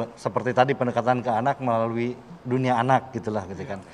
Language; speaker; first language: Indonesian; native; Indonesian